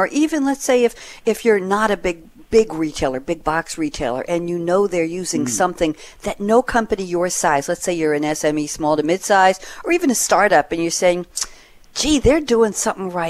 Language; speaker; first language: English; native; English